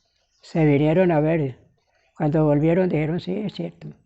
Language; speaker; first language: Spanish; native; Spanish